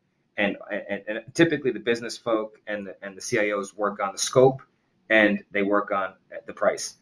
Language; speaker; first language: English; native; English